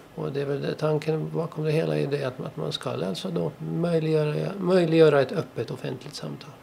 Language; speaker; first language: Swedish; native; Swedish